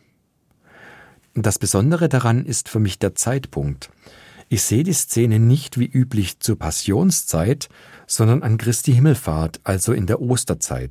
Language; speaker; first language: German; native; German